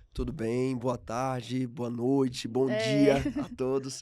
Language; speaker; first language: Portuguese; native; Portuguese